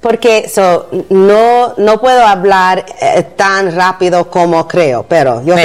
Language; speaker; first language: Spanish; non-native, learner; English